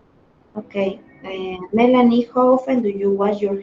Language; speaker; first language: English; non-native, learner; Spanish